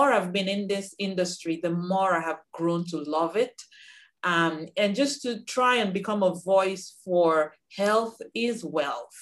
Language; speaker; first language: English; non-native, local second language; Igbo